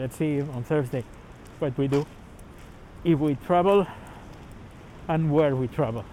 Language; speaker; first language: English; non-native, learner; Spanish